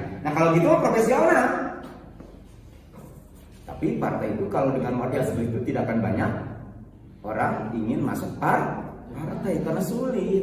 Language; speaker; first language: Indonesian; native; Indonesian